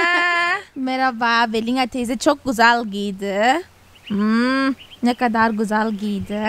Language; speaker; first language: Turkish; non-native, fluent; Portuguese